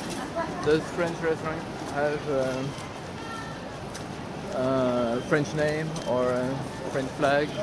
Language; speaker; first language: English; non-native, learner; French